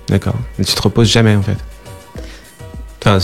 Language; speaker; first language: French; native; French